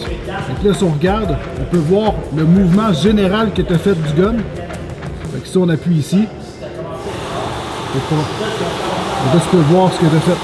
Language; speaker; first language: French; native; French